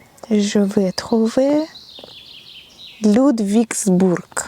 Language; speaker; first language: French; non-native, fluent; Russian